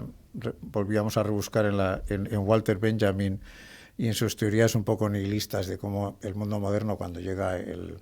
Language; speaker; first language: Spanish; native; Spanish